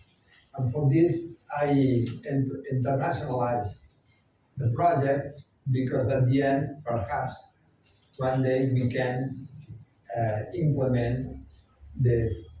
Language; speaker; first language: English; non-native, fluent; Spanish